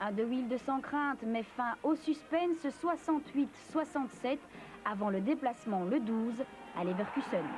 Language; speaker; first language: French; native; French